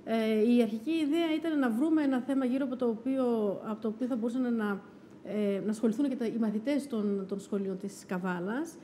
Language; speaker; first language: Greek; native; Greek